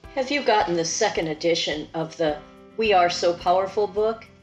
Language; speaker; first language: English; native; English